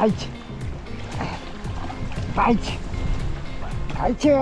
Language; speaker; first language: Japanese; native; Japanese